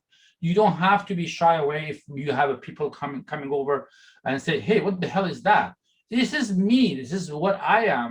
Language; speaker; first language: English; non-native, fluent; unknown